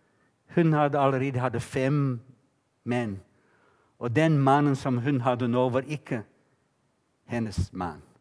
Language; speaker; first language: Norwegian; non-native, fluent; English